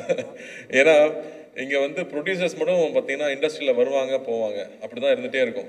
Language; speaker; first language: Tamil; native; Tamil